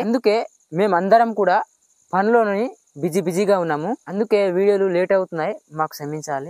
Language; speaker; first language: Telugu; non-native, local second language; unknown